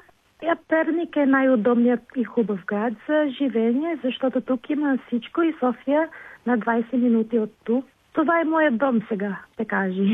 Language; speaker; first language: Bulgarian; non-native, learner; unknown